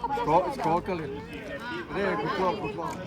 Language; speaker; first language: Swedish; early bilingual, other home language; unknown